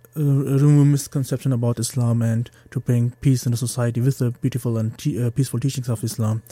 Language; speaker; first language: English; non-native, fluent; German